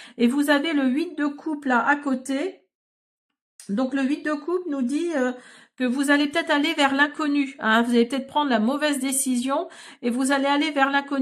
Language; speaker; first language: French; native; French